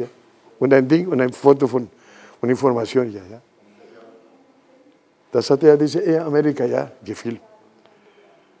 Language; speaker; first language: German; non-native, fluent; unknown